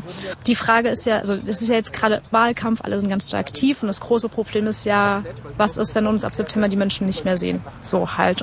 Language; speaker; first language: German; native; German